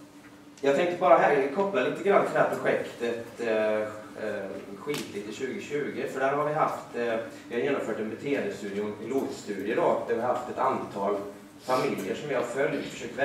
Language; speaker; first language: Swedish; native; Swedish